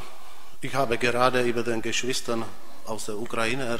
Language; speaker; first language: German; non-native, fluent; Czech